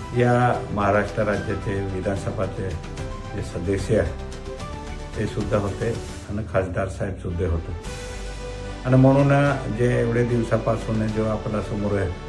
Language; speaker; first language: Marathi; non-native, local second language; Bhili